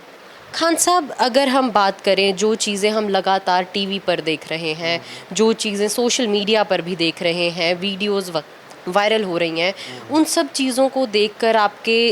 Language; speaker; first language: Hindi; non-native, local second language; Punjabi